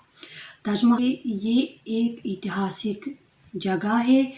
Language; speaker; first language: Hindi; non-native, fluent; Tajik